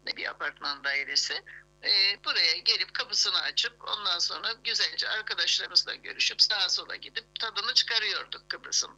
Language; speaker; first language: Turkish; native; Turkish